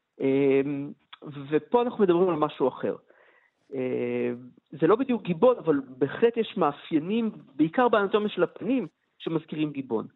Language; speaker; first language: Hebrew; native; Hebrew